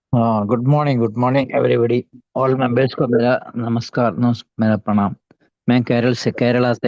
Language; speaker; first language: Hindi; non-native, local second language; Malayalam